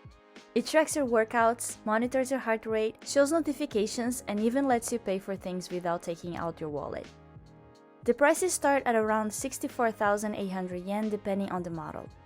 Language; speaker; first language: English; native; English